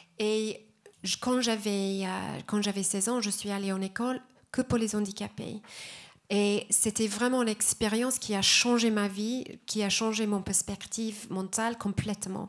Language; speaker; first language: French; non-native, fluent; English